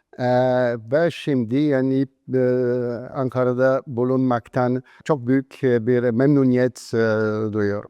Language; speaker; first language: Turkish; non-native, fluent; Polish